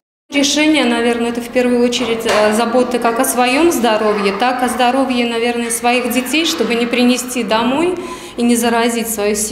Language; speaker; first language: Russian; native; Russian